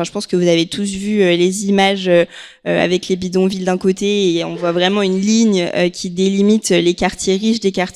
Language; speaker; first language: French; native; French